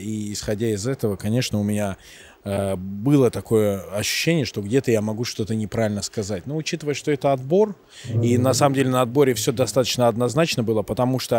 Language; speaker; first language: Russian; native; Russian